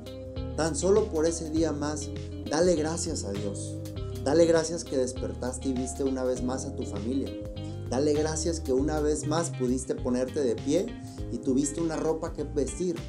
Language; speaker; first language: Spanish; native; Spanish